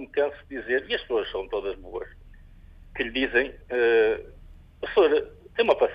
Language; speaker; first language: Portuguese; native; Portuguese